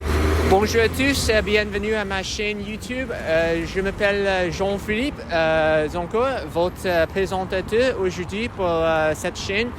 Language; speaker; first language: French; non-native, learner; English